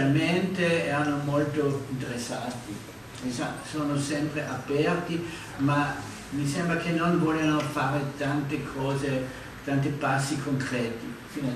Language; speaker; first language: Italian; non-native, fluent; German